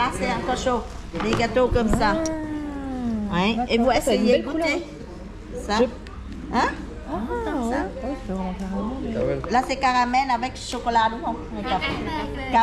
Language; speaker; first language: French; non-native, learner; Vietnamese